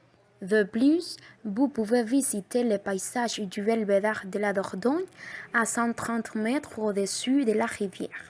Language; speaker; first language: French; non-native, learner; Spanish